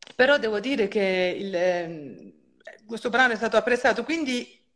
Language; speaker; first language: Italian; native; Italian